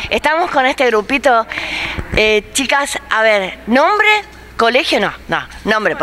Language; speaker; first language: Spanish; native; Spanish